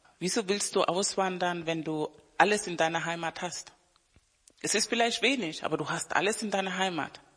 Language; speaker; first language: German; non-native, fluent; Spanish